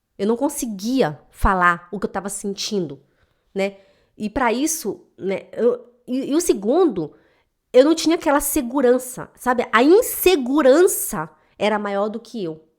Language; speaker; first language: Portuguese; native; Portuguese